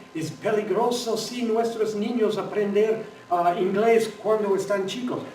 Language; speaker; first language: Spanish; non-native, learner; English